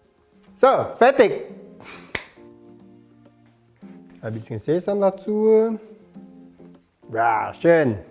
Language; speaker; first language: German; non-native, learner; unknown